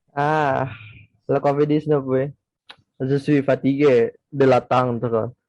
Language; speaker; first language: French; non-native, learner; Indonesian